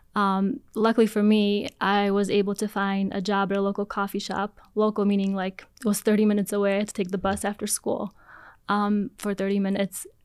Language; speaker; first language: English; early bilingual, other home language; Polish